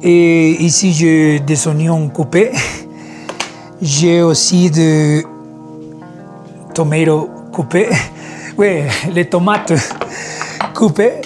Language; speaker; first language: French; non-native, learner; Spanish